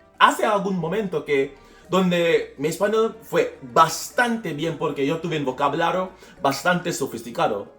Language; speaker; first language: Spanish; non-native, fluent; English